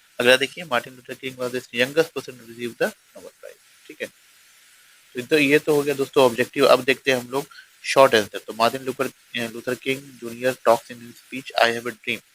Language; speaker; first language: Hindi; native; Hindi